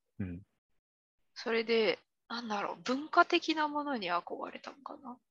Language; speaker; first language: Japanese; native; Japanese